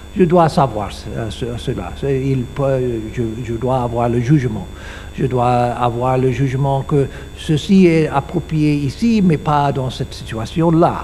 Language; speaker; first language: French; non-native, learner; English